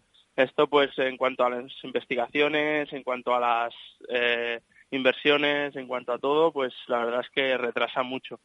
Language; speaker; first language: Spanish; native; Spanish